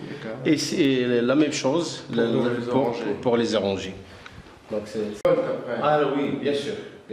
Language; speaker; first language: French; non-native, local second language; Arabic